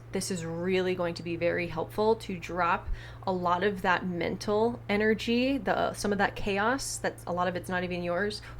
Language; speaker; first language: English; native; English